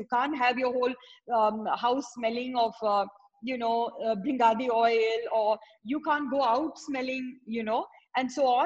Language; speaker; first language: English; non-native, local second language; Tamil